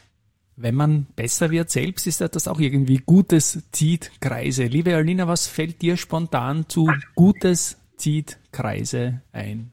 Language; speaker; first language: German; native; German